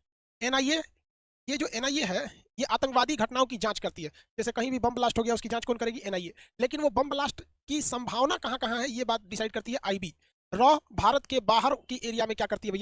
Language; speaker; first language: Hindi; native; Hindi